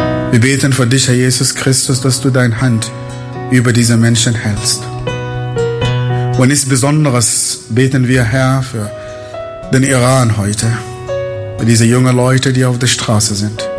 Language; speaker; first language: German; non-native, fluent; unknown